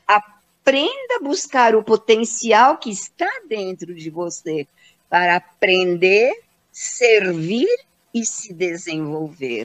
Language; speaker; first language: Portuguese; native; Portuguese